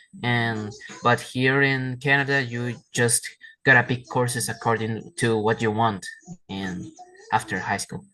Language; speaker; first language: English; early bilingual, other home language; Spanish